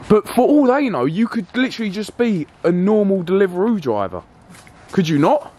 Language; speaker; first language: English; native; English